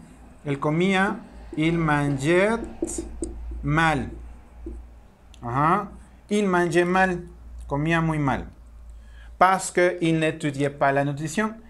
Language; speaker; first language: French; non-native, learner; Spanish